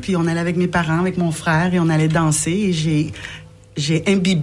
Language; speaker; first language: French; native; French